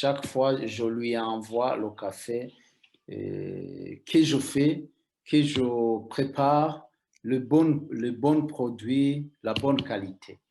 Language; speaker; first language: French; non-native, local second language; Rundi